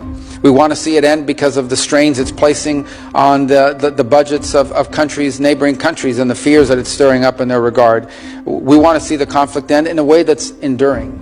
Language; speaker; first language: English; native; English